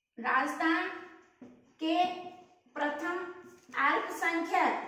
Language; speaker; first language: Hindi; native; Hindi